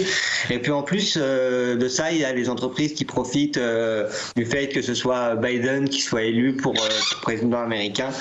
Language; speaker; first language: French; native; French